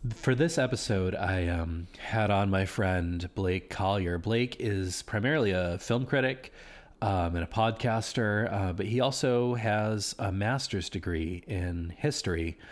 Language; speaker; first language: English; native; English